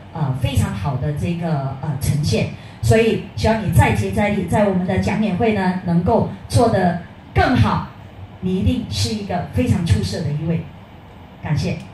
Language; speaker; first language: Chinese; native; Chinese